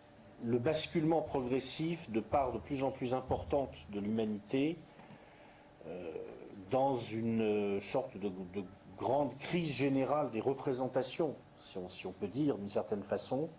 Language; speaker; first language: French; native; French